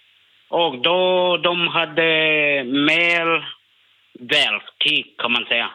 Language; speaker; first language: Swedish; non-native, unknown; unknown